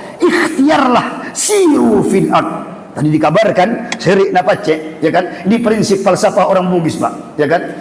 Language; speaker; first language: Malay; non-native, local second language; Buginese